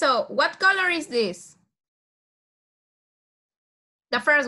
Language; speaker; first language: English; non-native, fluent; Spanish